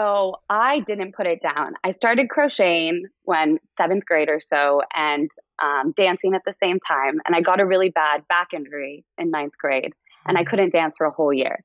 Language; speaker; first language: English; native; English